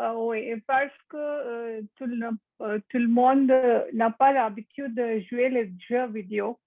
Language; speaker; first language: French; non-native, learner; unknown